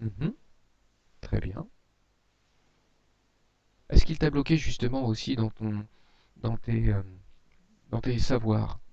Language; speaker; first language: French; native; French